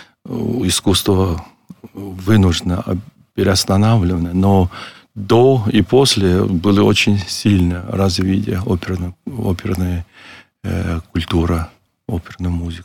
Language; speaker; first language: Russian; non-native, learner; Chinese